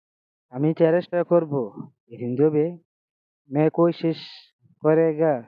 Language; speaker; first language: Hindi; non-native, learner; Bangla